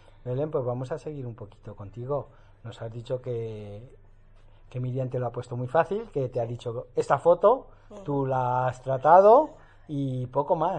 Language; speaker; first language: Spanish; native; Spanish